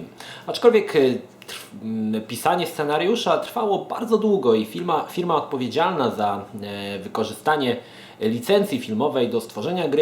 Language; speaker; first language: Polish; native; Polish